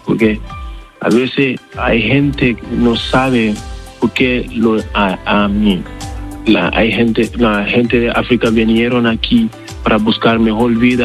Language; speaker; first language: Spanish; non-native, learner; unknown